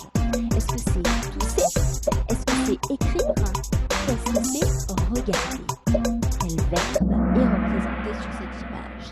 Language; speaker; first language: French; native; French